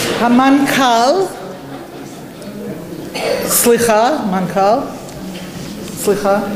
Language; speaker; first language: Hebrew; non-native, fluent; English